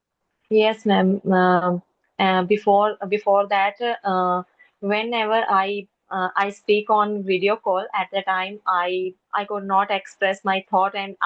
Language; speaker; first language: English; non-native, learner; Hindi